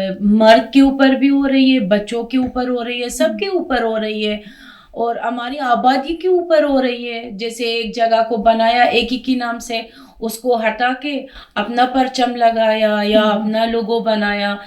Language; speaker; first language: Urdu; non-native, fluent; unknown